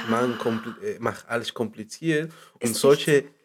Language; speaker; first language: German; non-native, learner; Spanish